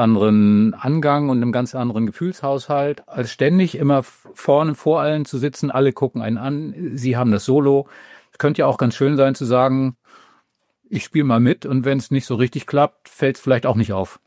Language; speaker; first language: German; native; German